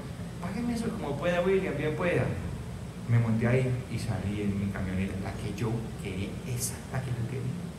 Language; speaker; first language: Spanish; native; Spanish